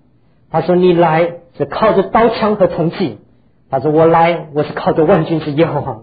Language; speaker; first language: Chinese; native; Chinese